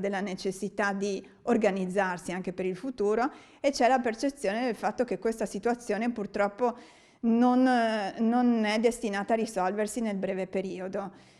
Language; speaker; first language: Italian; native; Italian